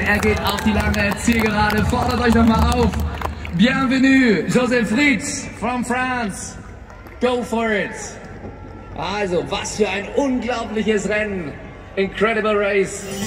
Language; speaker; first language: German; native; German